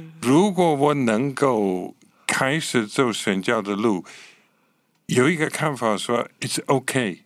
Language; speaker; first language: Chinese; non-native, fluent; English